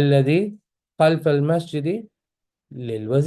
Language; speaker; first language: Arabic; non-native, fluent; English